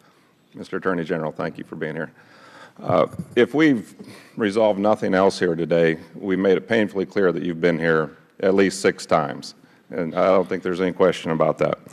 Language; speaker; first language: English; native; English